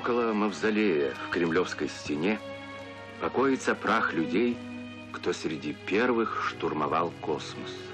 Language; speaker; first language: Russian; native; Russian